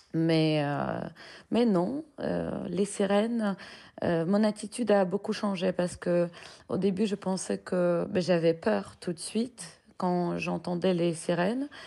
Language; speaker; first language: French; non-native, fluent; Russian